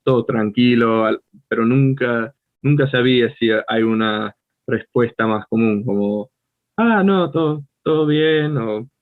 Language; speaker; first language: Spanish; non-native, fluent; English